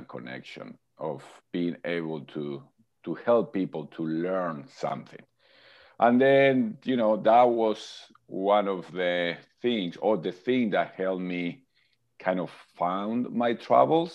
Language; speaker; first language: English; non-native, fluent; Spanish